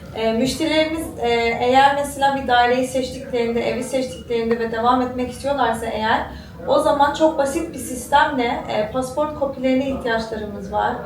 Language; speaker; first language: Turkish; early bilingual, heritage; Turkish